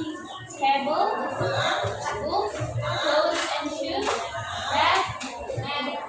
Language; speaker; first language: English; non-native, learner; Indonesian